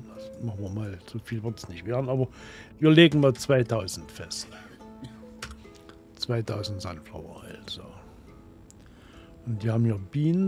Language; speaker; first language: German; native; German